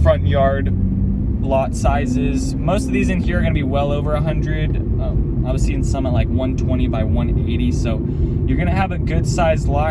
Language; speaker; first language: English; native; English